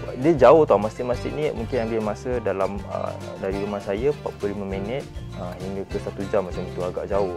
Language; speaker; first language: Malay; native; Malay